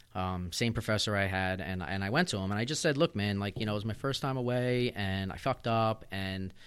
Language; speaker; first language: English; native; English